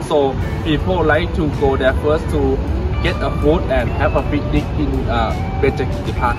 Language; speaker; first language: English; non-native, learner; Thai